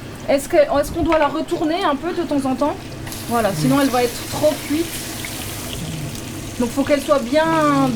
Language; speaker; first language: French; native; French